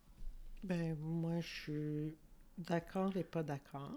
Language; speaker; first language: French; native; French